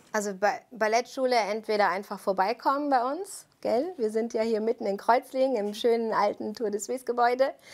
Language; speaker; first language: German; early bilingual, other home language; Italian